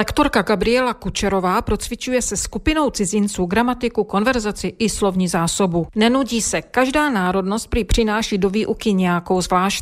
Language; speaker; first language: Czech; native; Czech